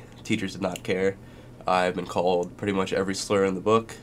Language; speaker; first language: English; native; English